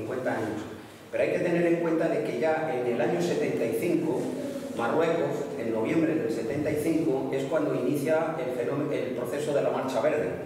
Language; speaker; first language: Spanish; native; Spanish